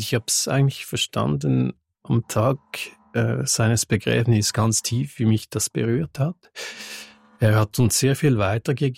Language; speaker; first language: German; non-native, fluent; French